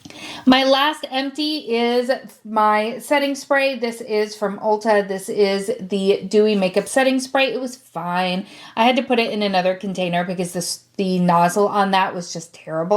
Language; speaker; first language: English; native; English